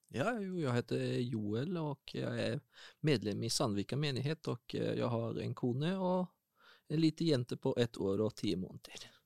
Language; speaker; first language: Norwegian; non-native, fluent; Spanish